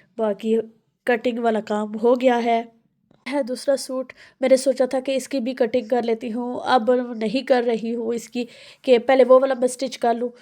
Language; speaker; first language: Urdu; non-native, local second language; Punjabi